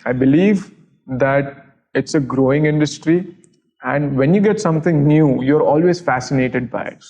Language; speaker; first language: English; non-native, local second language; Gujarati